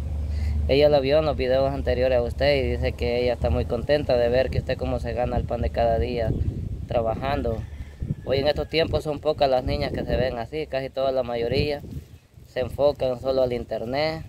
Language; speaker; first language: Spanish; native; Spanish